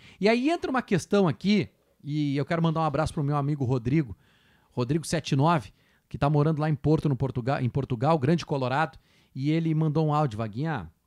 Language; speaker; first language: Portuguese; native; Portuguese